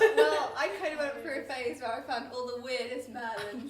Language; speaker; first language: English; native; English